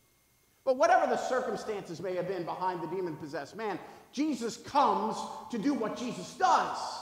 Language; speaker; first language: English; native; English